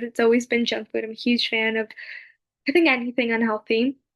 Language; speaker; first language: English; native; English